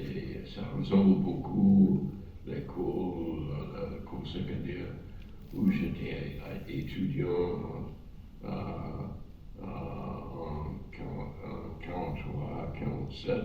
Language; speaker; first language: French; non-native, fluent; English